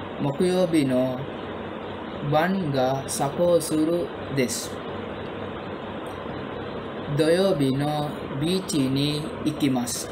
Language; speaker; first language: Japanese; non-native, learner; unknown